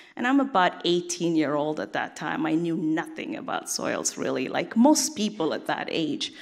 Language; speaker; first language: English; non-native, fluent; Tigrinya